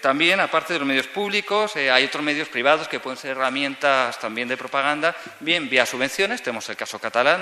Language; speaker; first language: Spanish; native; Spanish